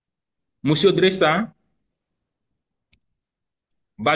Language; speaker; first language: French; non-native, learner; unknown